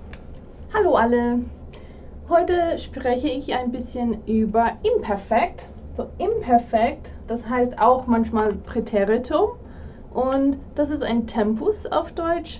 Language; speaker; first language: German; non-native, fluent; English